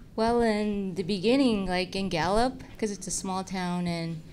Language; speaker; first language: English; native; English